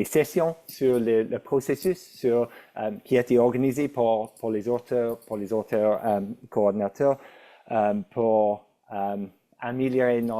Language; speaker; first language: French; non-native, local second language; English